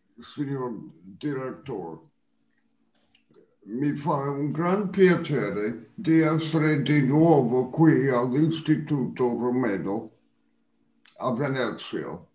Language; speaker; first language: Italian; non-native, fluent; English